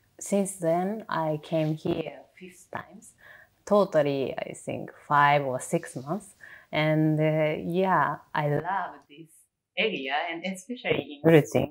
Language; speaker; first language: English; non-native, learner; Japanese